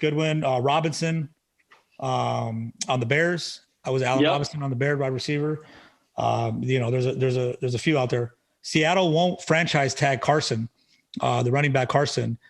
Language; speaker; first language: English; native; English